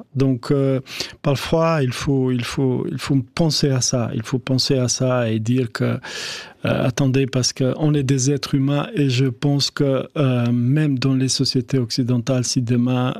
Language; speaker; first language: French; non-native, fluent; Albanian